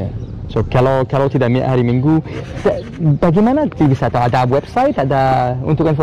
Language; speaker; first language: Indonesian; non-native, learner; English